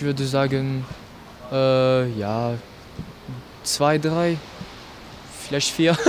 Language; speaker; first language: German; non-native, local second language; French